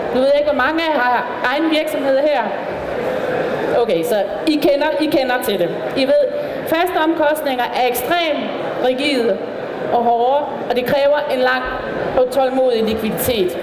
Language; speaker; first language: Danish; native; Danish